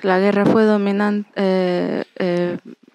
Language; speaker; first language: Spanish; non-native, fluent; English